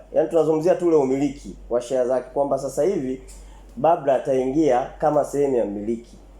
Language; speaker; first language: Swahili; native; Swahili